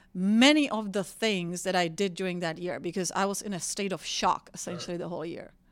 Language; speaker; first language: English; non-native, fluent; Czech